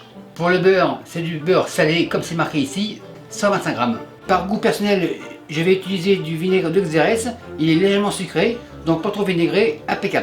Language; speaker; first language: French; native; French